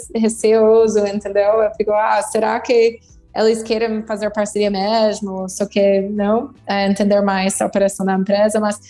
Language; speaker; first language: Portuguese; non-native, fluent; English